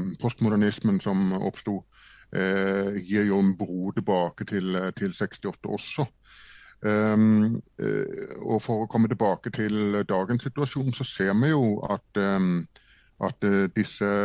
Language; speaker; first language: Norwegian; native; Norwegian